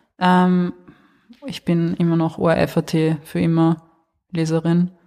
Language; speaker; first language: German; early bilingual, other home language; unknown